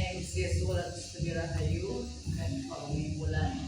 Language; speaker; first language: English; non-native, learner; Indonesian